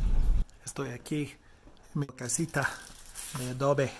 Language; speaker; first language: Spanish; non-native, fluent; English